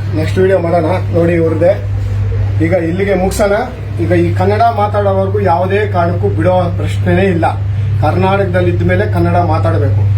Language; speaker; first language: Kannada; native; Kannada